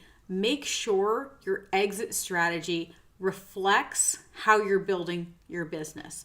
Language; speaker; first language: English; native; English